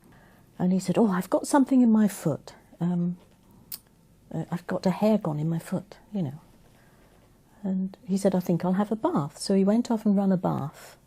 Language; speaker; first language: English; native; English